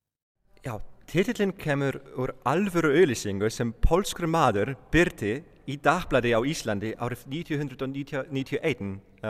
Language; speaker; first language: Icelandic; non-native, fluent; Polish